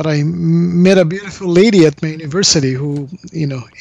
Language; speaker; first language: English; non-native, local second language; Bangla